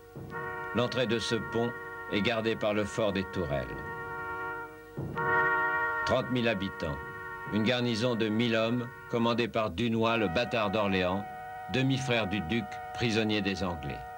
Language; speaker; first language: French; native; French